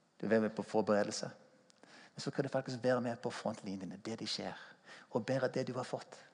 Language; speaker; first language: Norwegian; non-native, fluent; English